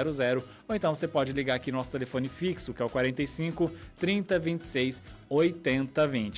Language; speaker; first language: Portuguese; native; Portuguese